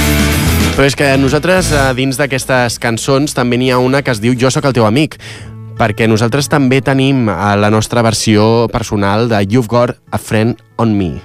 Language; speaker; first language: Catalan; native; Catalan